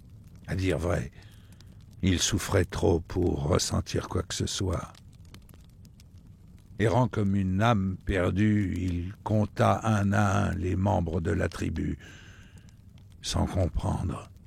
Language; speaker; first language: French; native; French